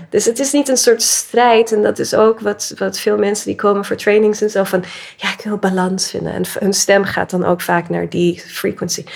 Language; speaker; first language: Dutch; early bilingual, other home language; English